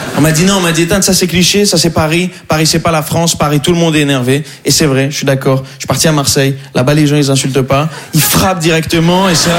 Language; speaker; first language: French; non-native, local second language; Arabic